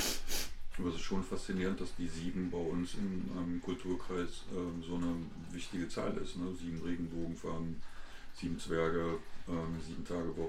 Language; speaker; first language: German; native; German